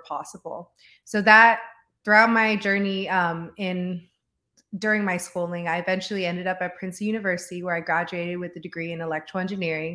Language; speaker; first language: English; native; English